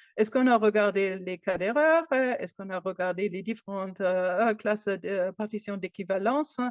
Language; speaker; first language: French; non-native, fluent; German